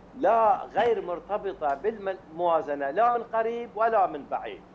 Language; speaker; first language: Arabic; native; Arabic